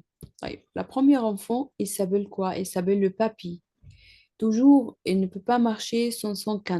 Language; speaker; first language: French; non-native, learner; Arabic